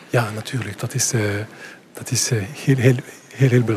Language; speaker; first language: Dutch; non-native, local second language; French